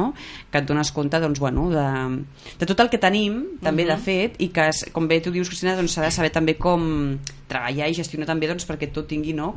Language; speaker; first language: Catalan; native; Catalan